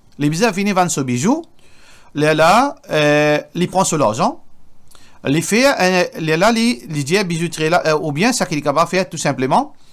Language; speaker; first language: French; non-native, local second language; Morisyen